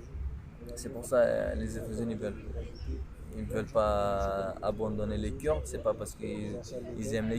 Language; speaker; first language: French; non-native, local second language; Kurdish